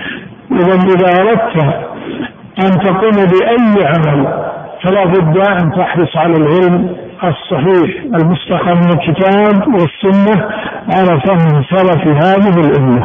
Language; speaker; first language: Arabic; native; Arabic